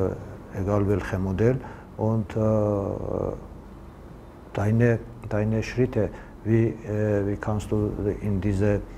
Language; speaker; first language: German; non-native, learner; Georgian